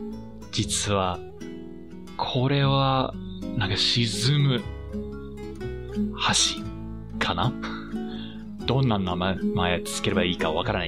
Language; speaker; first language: Japanese; non-native, fluent; English